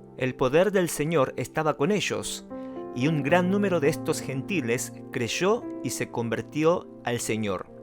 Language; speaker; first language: Spanish; non-native, fluent; Korean